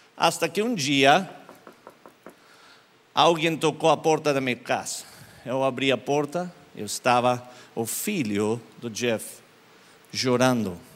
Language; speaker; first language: Portuguese; non-native, learner; English